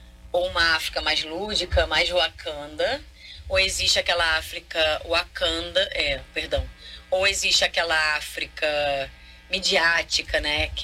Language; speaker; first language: Portuguese; non-native, local second language; Kabuverdianu